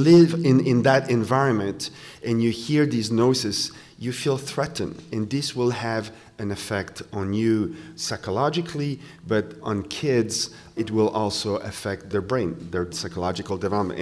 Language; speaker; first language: English; non-native, fluent; French